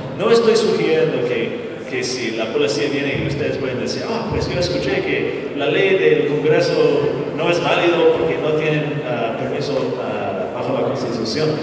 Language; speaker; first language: Spanish; non-native, fluent; English